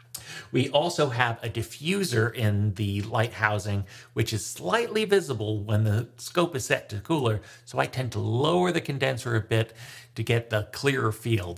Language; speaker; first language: English; native; English